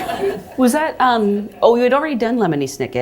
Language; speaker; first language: English; native; English